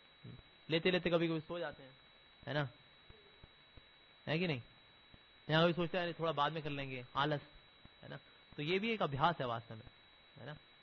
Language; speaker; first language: Hindi; native; Hindi